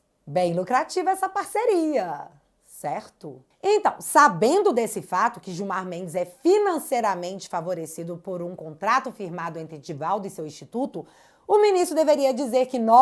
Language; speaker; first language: Portuguese; native; Portuguese